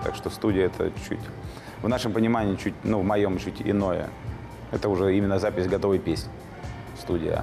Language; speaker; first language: Russian; native; Russian